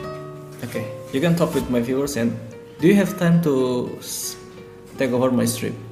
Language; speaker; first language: English; non-native, learner; Indonesian